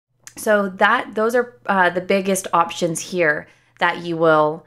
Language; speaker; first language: English; native; English